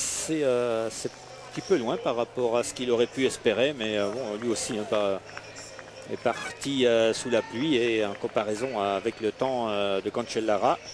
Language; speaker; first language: French; native; French